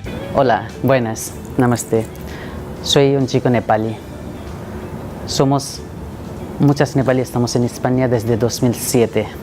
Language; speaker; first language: Spanish; non-native, learner; Nepali